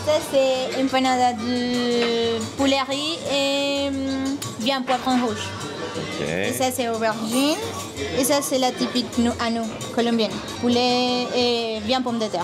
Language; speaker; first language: French; non-native, learner; Spanish